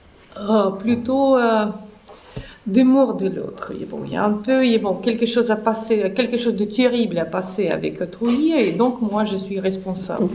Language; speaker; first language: French; non-native, fluent; Russian